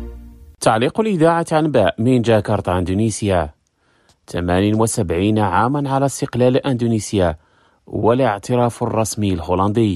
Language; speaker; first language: Arabic; non-native, fluent; Indonesian